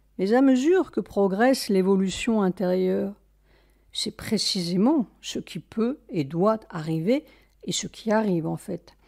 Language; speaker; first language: French; native; French